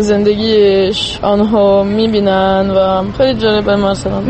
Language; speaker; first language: Persian; non-native, fluent; French